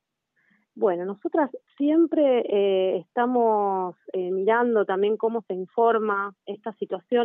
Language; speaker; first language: Spanish; native; Spanish